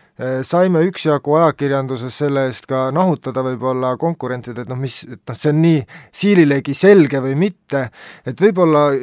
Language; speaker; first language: Estonian; native; Estonian